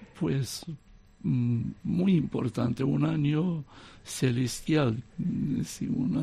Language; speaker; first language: Spanish; non-native, fluent; Romanian